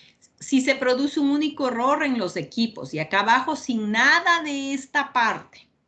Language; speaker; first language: Spanish; native; Spanish